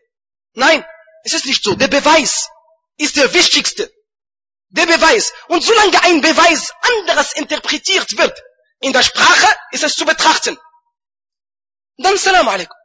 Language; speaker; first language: German; non-native, fluent; Arabic